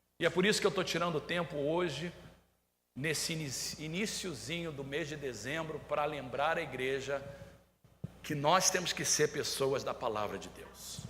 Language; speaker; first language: Portuguese; native; Portuguese